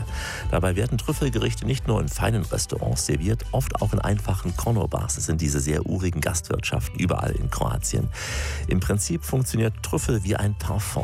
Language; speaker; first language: German; native; German